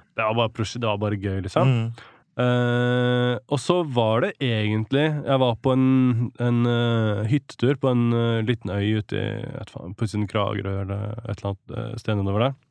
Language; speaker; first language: Norwegian; native; Norwegian